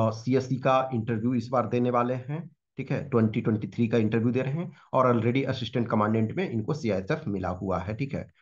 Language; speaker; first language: Hindi; native; Hindi